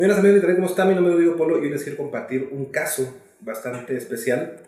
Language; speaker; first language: Spanish; native; Spanish